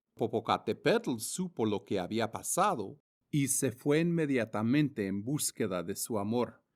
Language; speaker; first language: Spanish; non-native, fluent; English